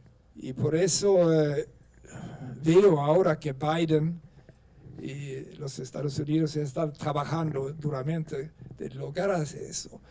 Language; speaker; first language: Spanish; non-native, fluent; Swedish